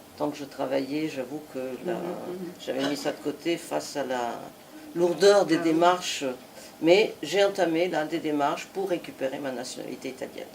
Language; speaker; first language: French; non-native, fluent; Italian